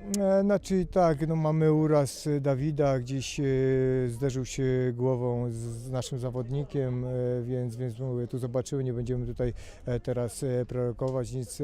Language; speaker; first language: Polish; native; Polish